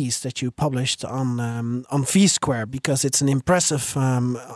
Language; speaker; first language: English; non-native, fluent; Dutch